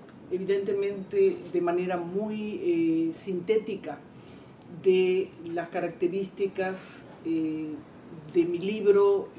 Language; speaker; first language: Spanish; native; Spanish